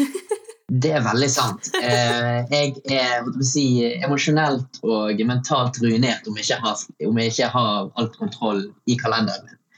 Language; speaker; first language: Norwegian; early bilingual, other home language; Tamil